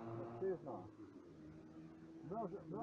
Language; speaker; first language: Polish; non-native, learner; Ukrainian